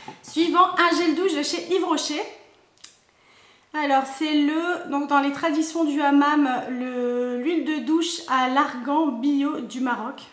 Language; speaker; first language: French; native; French